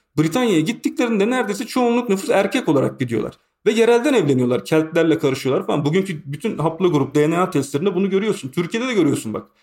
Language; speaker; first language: Turkish; native; Turkish